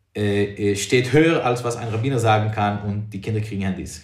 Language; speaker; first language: German; non-native, fluent; English